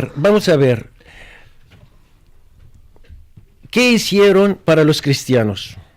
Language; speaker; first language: Spanish; non-native, fluent; Arabic